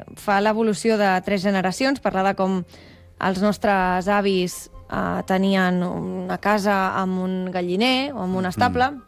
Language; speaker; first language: Catalan; native; Catalan